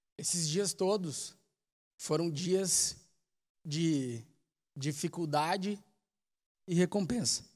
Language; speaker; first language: Portuguese; native; Portuguese